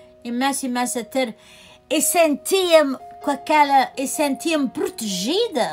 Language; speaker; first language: Portuguese; native; Portuguese